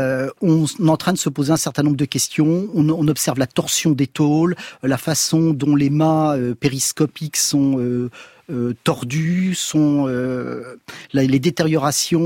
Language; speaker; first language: French; native; French